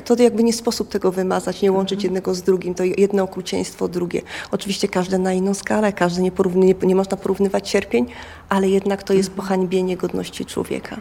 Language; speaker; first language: Polish; native; Polish